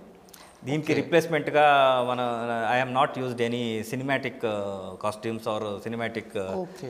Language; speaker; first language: Telugu; non-native, learner; Kannada